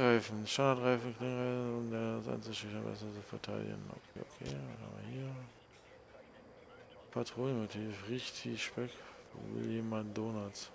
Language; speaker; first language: German; native; German